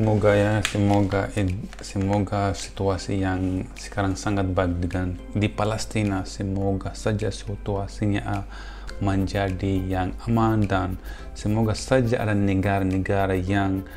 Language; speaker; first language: Indonesian; non-native, fluent; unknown